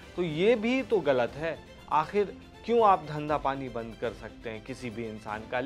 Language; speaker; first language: Hindi; native; Hindi